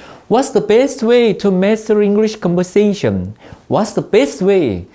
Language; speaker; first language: English; non-native, fluent; Korean